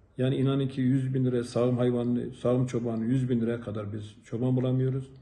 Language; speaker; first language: Turkish; native; Turkish